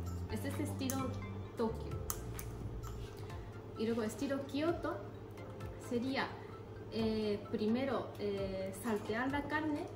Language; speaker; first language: Spanish; non-native, fluent; Japanese